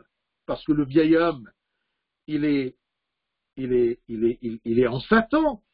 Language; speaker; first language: French; non-native, fluent; Arabic